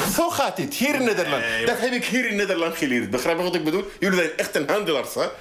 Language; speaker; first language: Dutch; non-native, fluent; Arabic